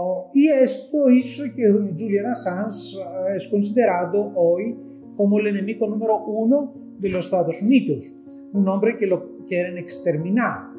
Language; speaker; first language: Spanish; non-native, fluent; Greek